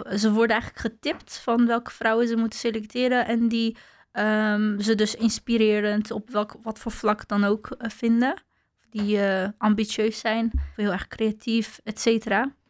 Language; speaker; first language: Dutch; early bilingual, other home language; Arabic